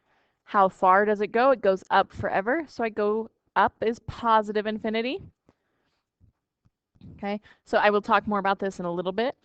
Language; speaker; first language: English; native; English